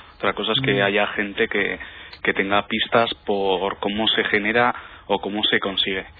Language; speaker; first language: Spanish; native; Spanish